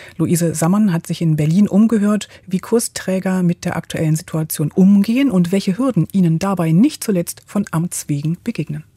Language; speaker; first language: German; native; German